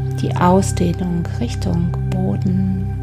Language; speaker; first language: German; native; German